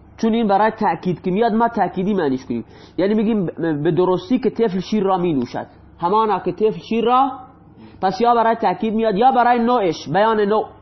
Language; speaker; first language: Persian; non-native, local second language; Baluchi